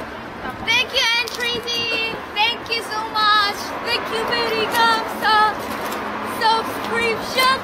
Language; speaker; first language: English; non-native, learner; Korean